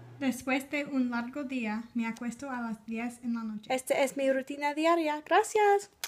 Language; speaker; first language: Spanish; non-native, learner; English